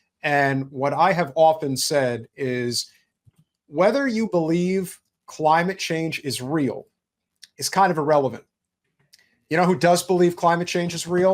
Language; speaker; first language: English; native; English